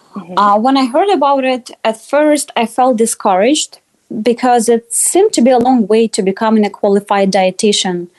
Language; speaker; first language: English; non-native, fluent; Russian